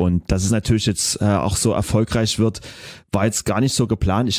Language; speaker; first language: German; native; German